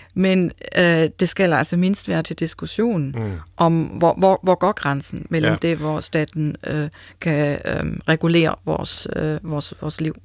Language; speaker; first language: Danish; non-native, fluent; German